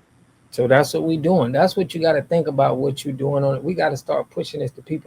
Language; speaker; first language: English; native; English